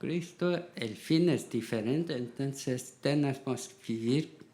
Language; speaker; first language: Spanish; non-native, learner; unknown